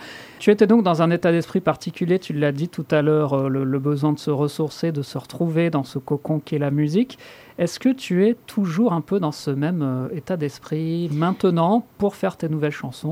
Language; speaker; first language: French; native; French